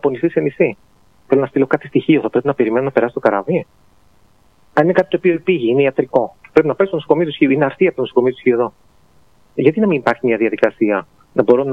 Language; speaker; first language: Greek; native; Greek